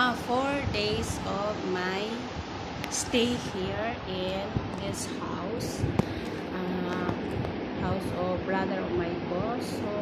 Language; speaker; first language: English; non-native, learner; Filipino